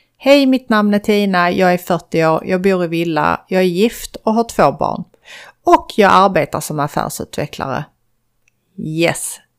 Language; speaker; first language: Swedish; early bilingual, other home language; Persian